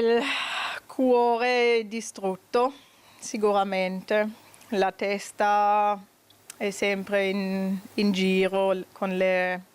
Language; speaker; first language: Italian; non-native, learner; German